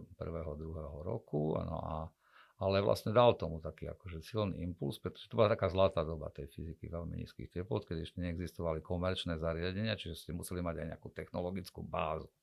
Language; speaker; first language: Slovak; native; Slovak